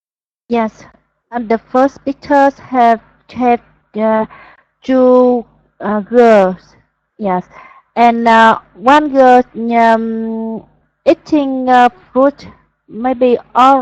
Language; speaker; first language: English; non-native, learner; Vietnamese